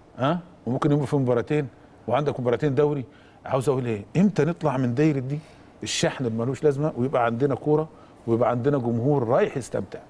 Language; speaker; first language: Egyptian Arabic; native; Egyptian Arabic